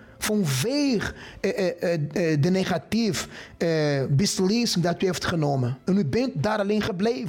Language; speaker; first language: Dutch; non-native, fluent; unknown